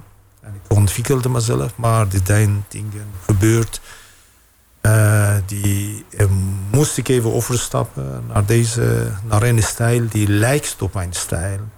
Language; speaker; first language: Dutch; non-native, fluent; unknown